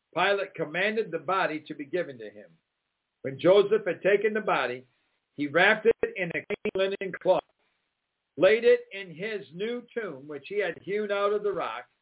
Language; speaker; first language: English; native; English